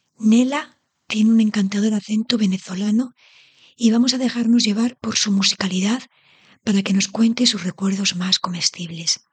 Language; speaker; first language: Spanish; native; Spanish